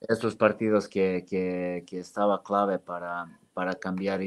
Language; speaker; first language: Spanish; non-native, fluent; Serbian